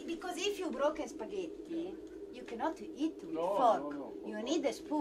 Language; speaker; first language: English; non-native, learner; Italian